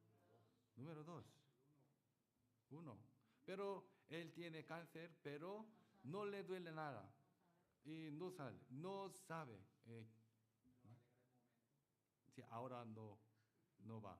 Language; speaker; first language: Spanish; non-native, learner; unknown